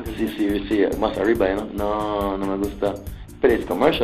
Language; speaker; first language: Spanish; non-native, learner; English